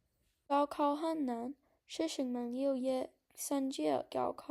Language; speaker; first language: Chinese; non-native, learner; English